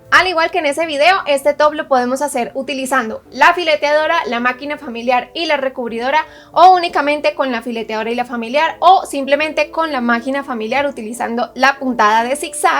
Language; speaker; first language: Spanish; native; Spanish